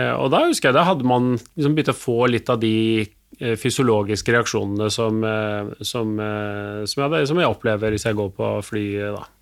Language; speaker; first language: Norwegian; native; Norwegian